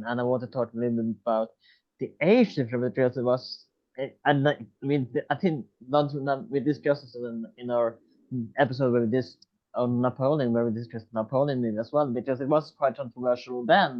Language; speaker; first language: English; non-native, fluent; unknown